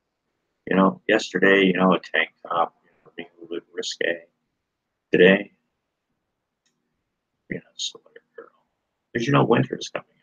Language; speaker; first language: English; native; English